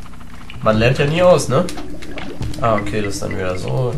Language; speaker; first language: German; native; German